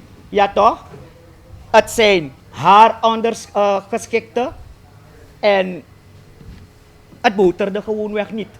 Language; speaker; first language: Dutch; native; Dutch